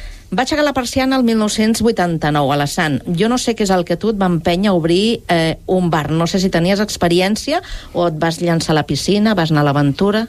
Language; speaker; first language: Catalan; native; Catalan